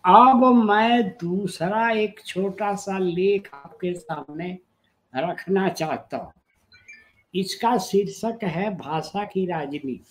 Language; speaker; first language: Hindi; native; Hindi